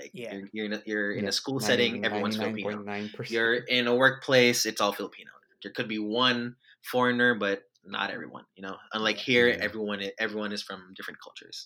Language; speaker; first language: English; non-native, local second language; Filipino